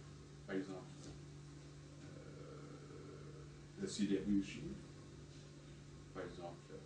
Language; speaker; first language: French; non-native, fluent; Chinese